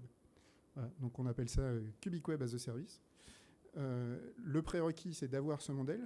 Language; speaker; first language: French; native; French